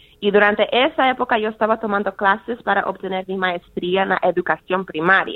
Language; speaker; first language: Spanish; early bilingual, heritage; Spanish